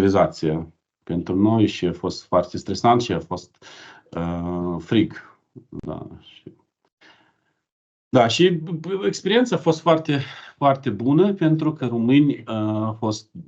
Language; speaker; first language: Romanian; non-native, learner; Ukrainian